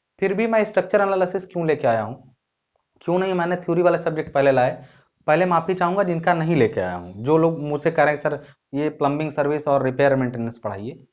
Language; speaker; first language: Hindi; native; Hindi